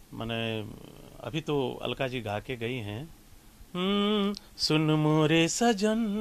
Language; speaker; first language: Hindi; native; Hindi